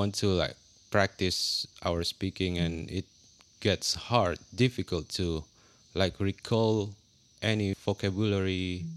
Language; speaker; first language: English; non-native, fluent; Indonesian